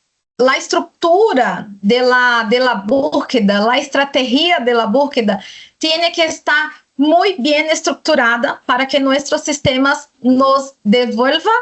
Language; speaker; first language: Spanish; non-native, fluent; Portuguese